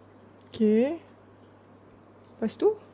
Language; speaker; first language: Malay; native; Malay